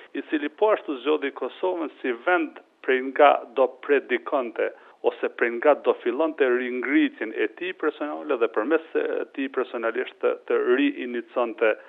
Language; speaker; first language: Albanian; native; Albanian